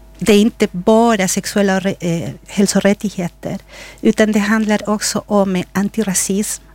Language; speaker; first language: Swedish; non-native, fluent; Spanish